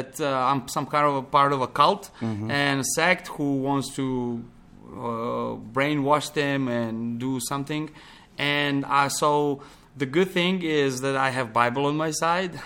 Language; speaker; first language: English; non-native, fluent; Serbian